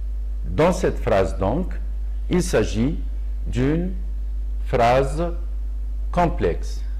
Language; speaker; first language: French; non-native, local second language; Arabic